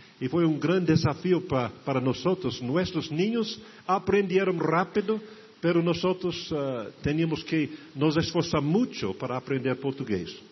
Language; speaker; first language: Portuguese; non-native, fluent; English